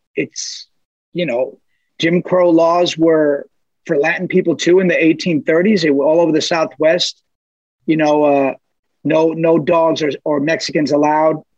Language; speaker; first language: English; early bilingual, other home language; Spanish